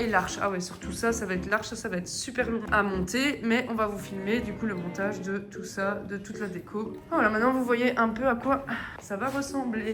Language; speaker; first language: French; native; French